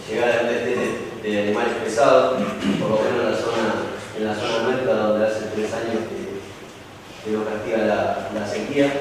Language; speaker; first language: Spanish; native; Spanish